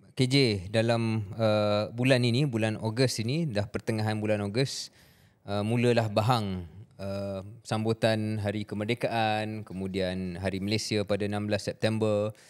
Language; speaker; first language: Malay; native; Malay